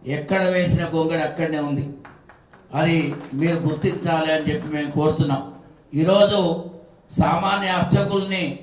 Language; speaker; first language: Telugu; native; Telugu